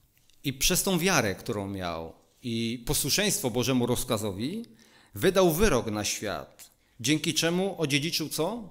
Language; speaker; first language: Polish; native; Polish